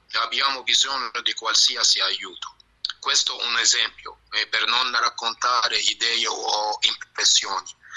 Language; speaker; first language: Italian; non-native, fluent; Arabic